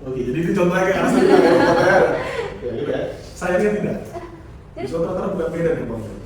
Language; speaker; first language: Indonesian; native; Indonesian